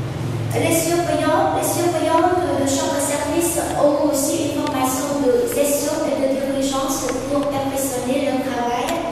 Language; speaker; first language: French; non-native, fluent; Vietnamese